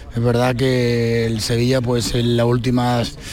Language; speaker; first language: Spanish; native; Spanish